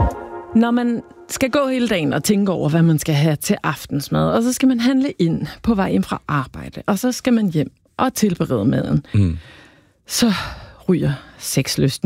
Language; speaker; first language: Danish; native; Danish